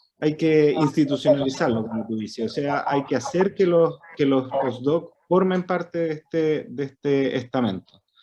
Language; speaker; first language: Spanish; native; Spanish